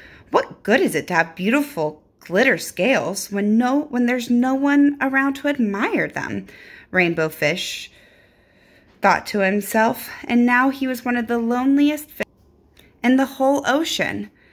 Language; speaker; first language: English; native; English